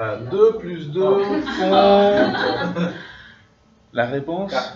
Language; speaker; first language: French; non-native, fluent; English